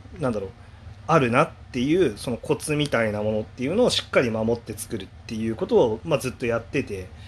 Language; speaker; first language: Japanese; native; Japanese